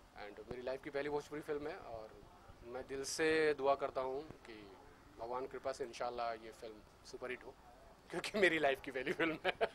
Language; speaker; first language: Hindi; non-native, local second language; Bhojpuri